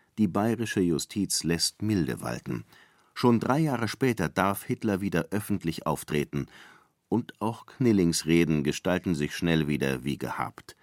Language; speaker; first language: German; native; German